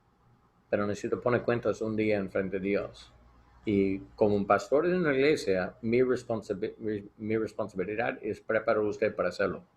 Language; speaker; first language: Spanish; non-native, learner; English